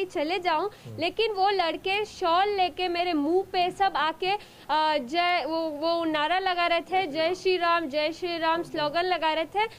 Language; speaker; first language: Hindi; non-native, local second language; Urdu